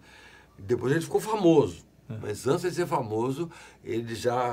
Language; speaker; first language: Portuguese; native; Portuguese